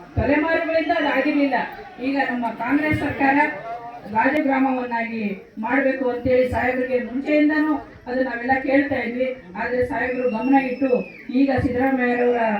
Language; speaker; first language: Kannada; non-native, local second language; Lambadi